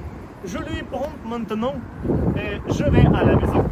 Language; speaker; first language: French; non-native, fluent; Russian